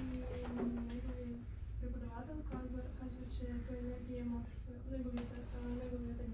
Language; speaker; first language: Bulgarian; non-native, learner; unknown